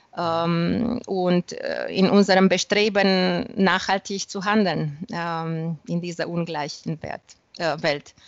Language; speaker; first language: German; non-native, fluent; Romanian